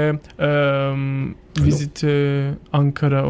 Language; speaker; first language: French; non-native, learner; Turkish